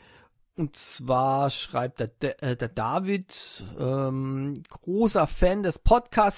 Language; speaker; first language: German; native; German